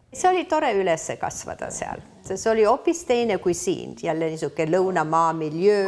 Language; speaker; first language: Estonian; early bilingual, heritage; Estonian